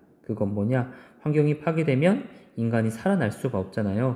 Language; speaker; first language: Korean; native; Korean